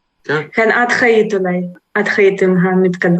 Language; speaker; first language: Hebrew; non-native, learner; German